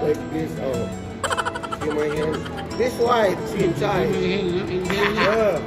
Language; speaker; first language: English; non-native, learner; Filipino